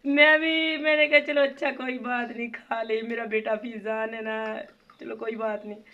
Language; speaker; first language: Urdu; non-native, local second language; Punjabi